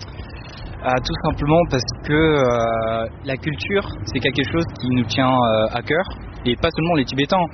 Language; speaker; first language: French; non-native, fluent; Tibetan